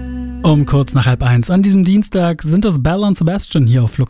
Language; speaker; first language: German; native; German